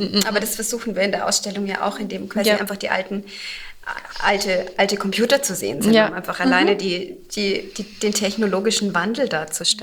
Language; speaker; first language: German; native; German